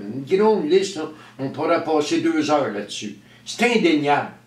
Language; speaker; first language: French; native; French